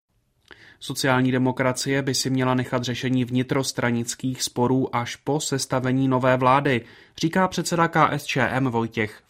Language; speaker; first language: Czech; native; Czech